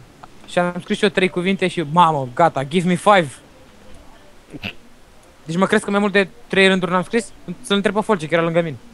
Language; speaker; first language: Romanian; native; Romanian